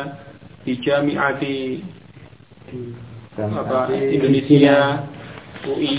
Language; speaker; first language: Arabic; non-native, fluent; Indonesian